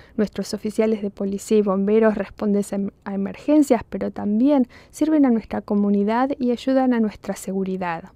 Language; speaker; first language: Spanish; early bilingual, heritage; Spanish